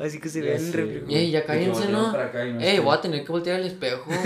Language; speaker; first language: Spanish; native; Spanish